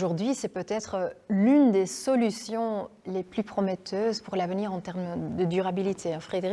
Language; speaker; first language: French; non-native, local second language; Dutch